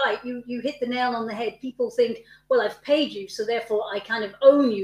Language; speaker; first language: English; native; English